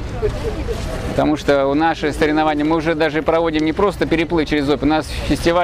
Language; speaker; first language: Russian; native; Russian